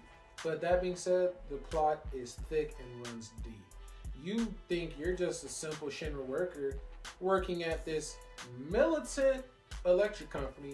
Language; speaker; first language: English; native; English